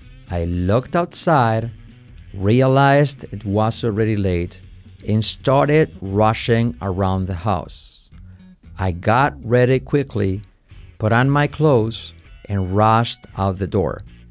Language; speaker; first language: English; non-native, fluent; Spanish